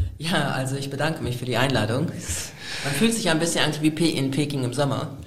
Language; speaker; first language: German; native; German